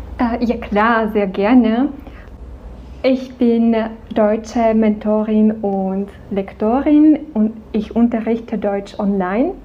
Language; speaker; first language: German; non-native, fluent; Czech